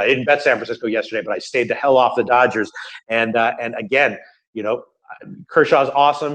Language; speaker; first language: English; native; English